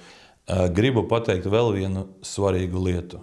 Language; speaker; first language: Latvian; native; Latvian